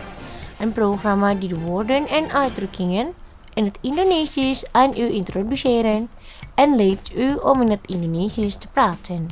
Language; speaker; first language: Dutch; non-native, fluent; Indonesian